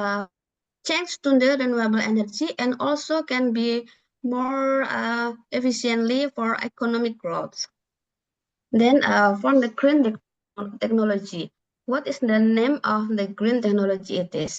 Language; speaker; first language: English; non-native, learner; Indonesian